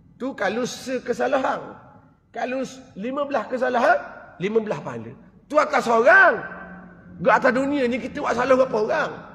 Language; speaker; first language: Malay; native; Malay